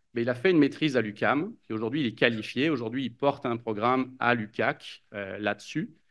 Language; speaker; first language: French; native; French